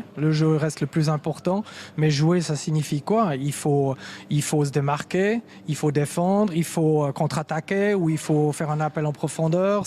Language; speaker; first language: French; native; French